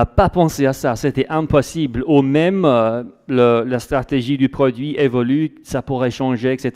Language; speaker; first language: French; non-native, fluent; English